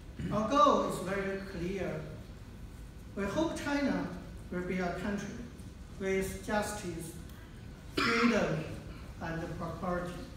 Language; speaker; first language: English; non-native, fluent; Chinese